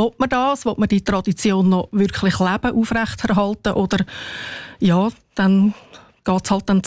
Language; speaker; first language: German; native; German